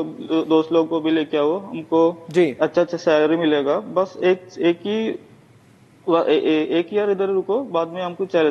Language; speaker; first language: Hindi; non-native, local second language; Malayalam